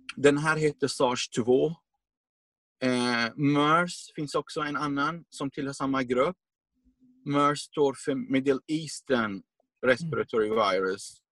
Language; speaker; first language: Swedish; non-native, fluent; Arabic